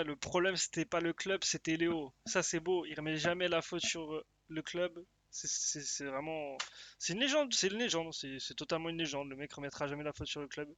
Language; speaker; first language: French; native; French